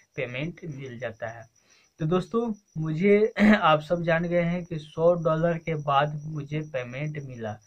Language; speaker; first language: Hindi; native; Hindi